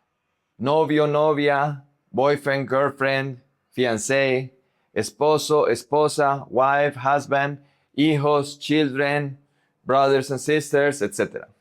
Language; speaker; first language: Spanish; non-native, fluent; English